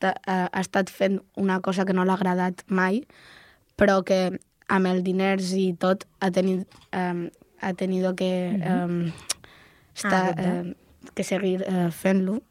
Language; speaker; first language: Catalan; non-native, local second language; Spanish